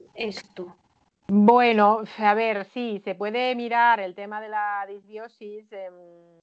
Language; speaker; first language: Spanish; non-native, fluent; Finnish